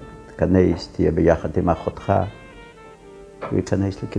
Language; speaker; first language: Hebrew; non-native, fluent; Yiddish